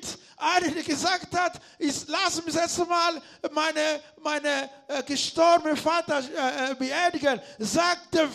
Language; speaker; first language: German; non-native, learner; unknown